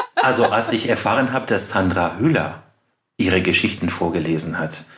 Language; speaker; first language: German; non-native, fluent; Persian